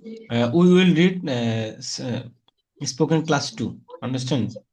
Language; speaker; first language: English; non-native, fluent; Bangla